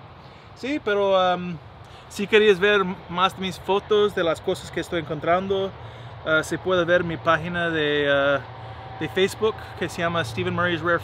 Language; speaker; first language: Spanish; non-native, learner; English